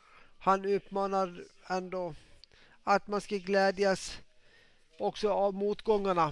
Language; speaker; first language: Swedish; non-native, local second language; Finnish